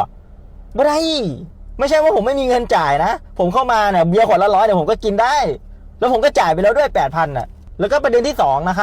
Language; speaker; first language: Thai; native; Thai